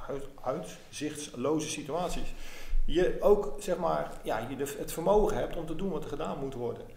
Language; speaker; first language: Dutch; native; Dutch